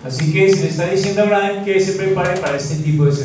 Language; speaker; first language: Spanish; native; Spanish